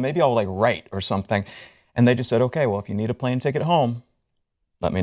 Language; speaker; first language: English; native; English